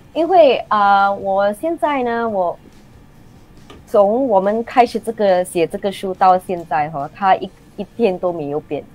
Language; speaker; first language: Chinese; non-native, local second language; English